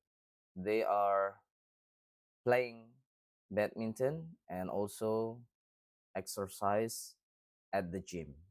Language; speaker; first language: English; non-native, fluent; Indonesian